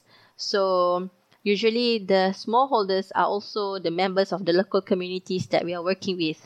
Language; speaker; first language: English; non-native, local second language; Malay